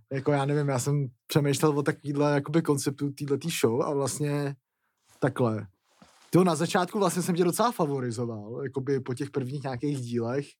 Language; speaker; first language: Czech; native; Czech